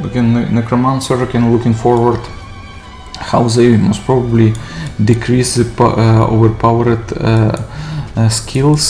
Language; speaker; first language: English; non-native, fluent; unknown